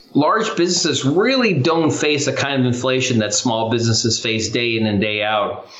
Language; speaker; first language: English; native; English